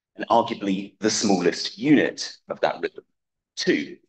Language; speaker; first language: English; native; English